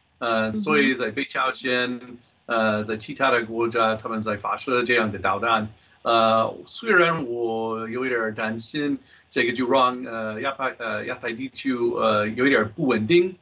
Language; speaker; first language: Chinese; non-native, fluent; English